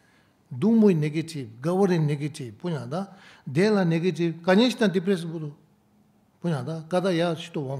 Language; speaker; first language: Russian; non-native, learner; Tibetan